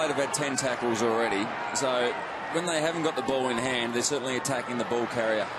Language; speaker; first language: English; native; English